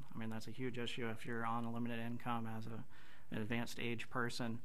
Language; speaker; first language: English; native; English